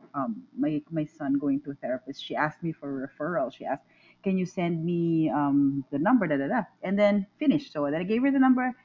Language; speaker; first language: English; non-native, local second language; Filipino